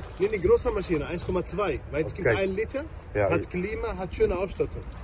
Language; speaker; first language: German; non-native, learner; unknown